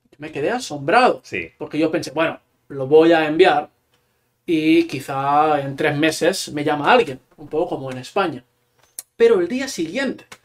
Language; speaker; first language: Spanish; non-native, local second language; Catalan